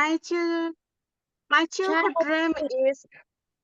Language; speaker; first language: English; non-native, learner; Indonesian